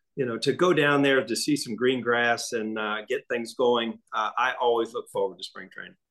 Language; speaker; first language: English; native; English